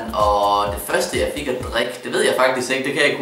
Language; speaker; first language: Danish; native; Danish